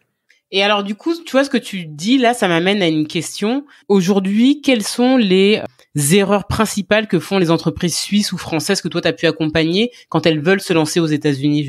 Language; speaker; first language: French; native; French